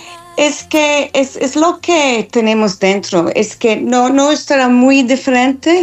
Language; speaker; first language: Spanish; non-native, learner; English